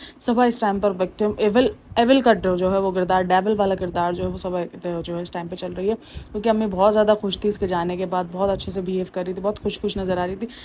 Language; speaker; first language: Urdu; native; Urdu